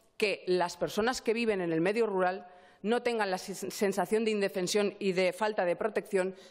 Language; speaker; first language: Spanish; native; Spanish